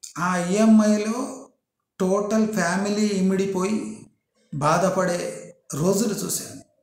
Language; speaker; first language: Telugu; non-native, local second language; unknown